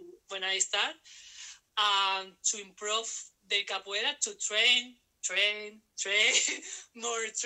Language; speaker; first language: English; non-native, learner; Spanish